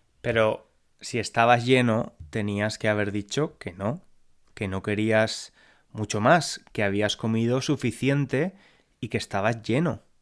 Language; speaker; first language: Spanish; native; Spanish